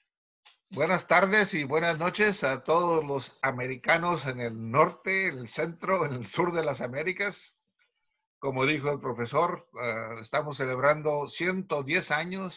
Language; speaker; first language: Spanish; early bilingual, other home language; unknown